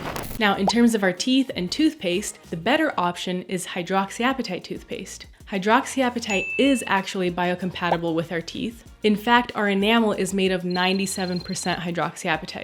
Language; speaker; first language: English; native; English